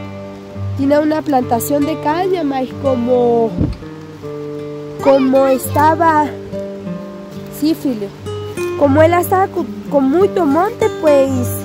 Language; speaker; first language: Portuguese; non-native, local second language; Spanish